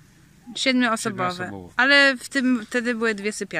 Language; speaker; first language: Polish; native; Polish